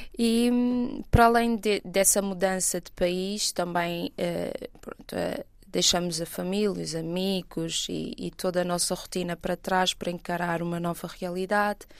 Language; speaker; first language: Portuguese; non-native, local second language; Kabuverdianu